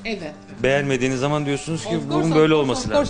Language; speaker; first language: Turkish; native; Turkish